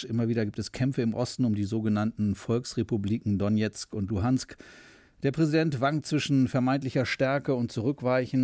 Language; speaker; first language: German; native; German